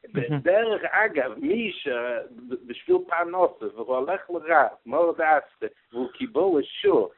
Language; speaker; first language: Hebrew; non-native, learner; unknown